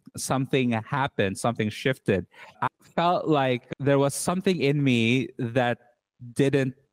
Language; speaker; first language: English; non-native, local second language; Cebuano